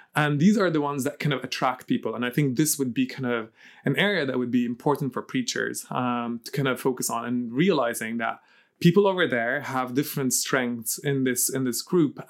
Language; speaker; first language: English; early bilingual, heritage; Arabic